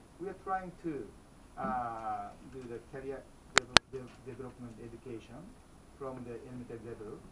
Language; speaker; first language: English; non-native, fluent; Japanese